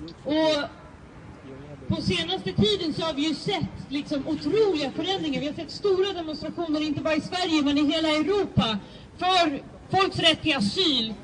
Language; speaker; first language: Swedish; native; Swedish